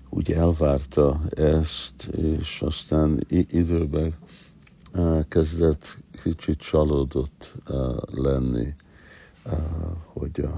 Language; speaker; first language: Hungarian; early bilingual, heritage; Hungarian